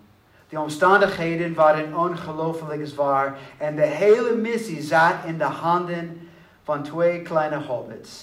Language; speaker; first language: Dutch; non-native, learner; English